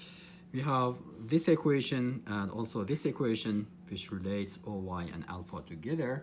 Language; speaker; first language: English; non-native, fluent; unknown